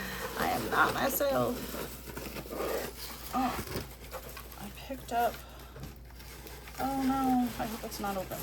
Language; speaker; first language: English; native; English